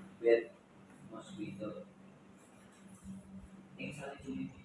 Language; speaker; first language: English; non-native, learner; Indonesian